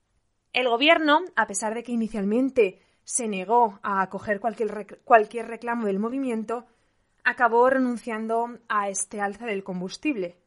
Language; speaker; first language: Spanish; native; Spanish